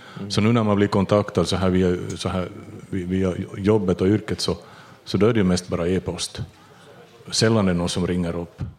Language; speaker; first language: Swedish; native; Swedish